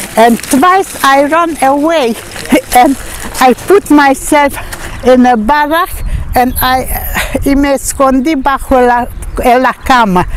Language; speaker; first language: English; non-native, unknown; Hungarian